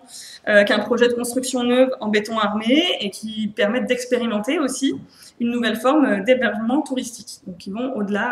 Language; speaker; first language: French; native; French